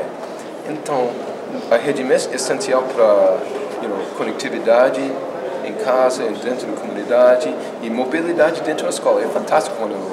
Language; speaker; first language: Portuguese; non-native, fluent; English